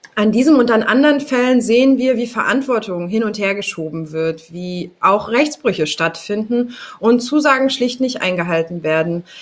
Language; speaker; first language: German; native; German